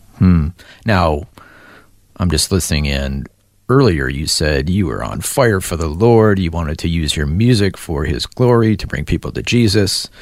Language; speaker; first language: English; native; English